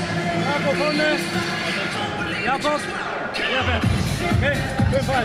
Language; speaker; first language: German; non-native, learner; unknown